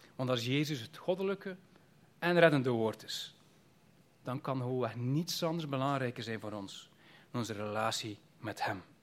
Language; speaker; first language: Dutch; native; Dutch